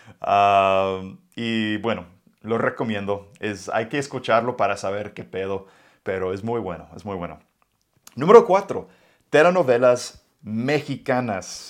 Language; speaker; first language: Spanish; non-native, fluent; English